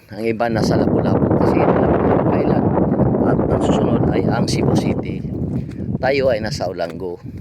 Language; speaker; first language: Filipino; non-native, local second language; Cebuano